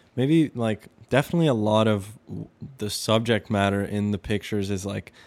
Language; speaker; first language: English; early bilingual, other home language; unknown